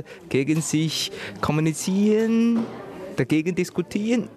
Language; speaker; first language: German; non-native, learner; Chinese